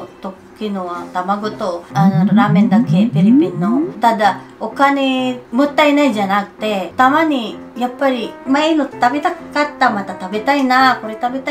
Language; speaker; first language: Japanese; non-native, learner; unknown